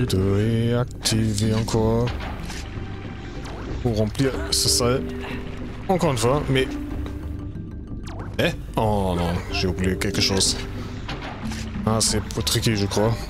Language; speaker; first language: French; non-native, learner; German